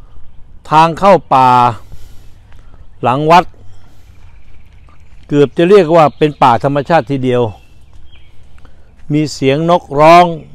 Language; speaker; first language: Thai; native; Thai